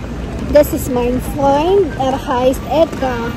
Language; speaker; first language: German; non-native, learner; Cebuano